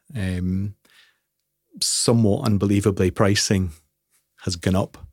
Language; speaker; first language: English; native; English